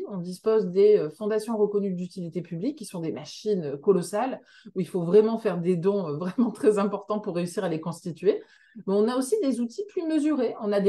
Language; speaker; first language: French; native; French